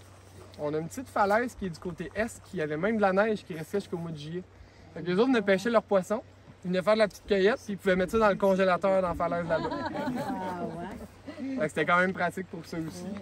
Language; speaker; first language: French; native; French